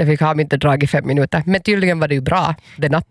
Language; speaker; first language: Swedish; native; Swedish